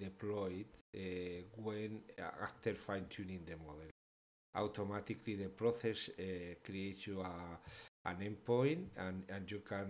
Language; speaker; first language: English; non-native, fluent; Spanish